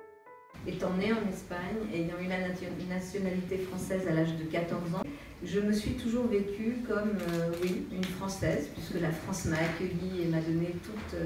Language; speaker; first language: French; early bilingual, other home language; Spanish